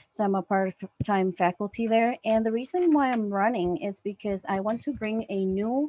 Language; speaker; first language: English; non-native, fluent; Spanish